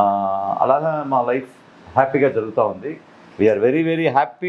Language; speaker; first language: Telugu; non-native, fluent; Tamil